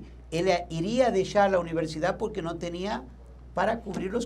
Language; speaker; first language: Portuguese; non-native, learner; Spanish